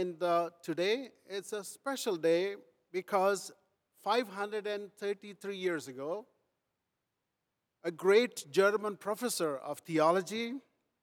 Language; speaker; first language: English; non-native, local second language; Telugu